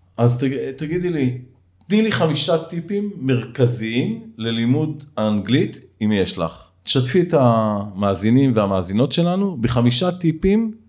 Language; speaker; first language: Hebrew; native; Hebrew